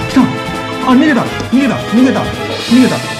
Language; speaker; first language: Japanese; native; Japanese